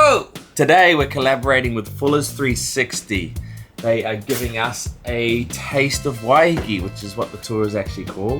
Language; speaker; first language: English; native; English